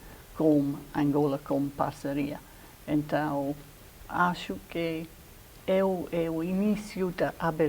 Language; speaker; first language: Portuguese; non-native, fluent; English